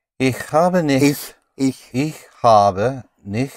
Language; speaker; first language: German; non-native, learner; English